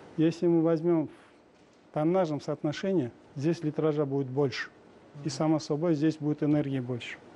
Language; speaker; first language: Russian; non-native, local second language; Uzbek